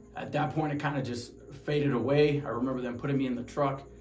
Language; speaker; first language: English; native; English